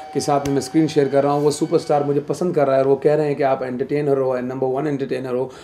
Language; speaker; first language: Hindi; native; Hindi